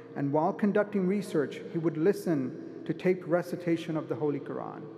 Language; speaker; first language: English; native; English